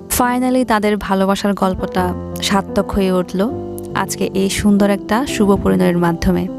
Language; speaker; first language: Bangla; non-native, local second language; Chakma